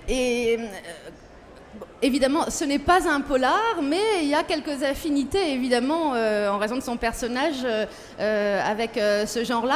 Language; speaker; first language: French; native; French